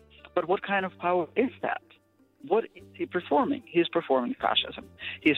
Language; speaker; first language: English; non-native, fluent; Russian